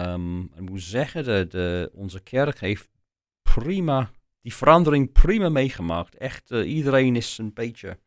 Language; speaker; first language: Dutch; non-native, fluent; English